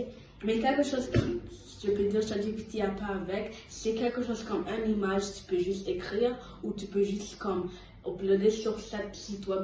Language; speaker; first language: French; early bilingual, heritage; French